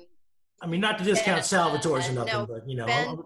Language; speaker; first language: English; native; English